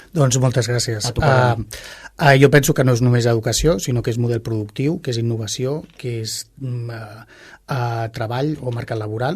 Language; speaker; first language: Catalan; native; Catalan